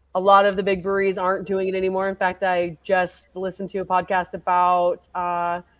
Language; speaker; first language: English; native; English